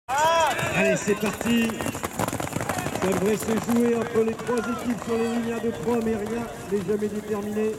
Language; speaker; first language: French; native; French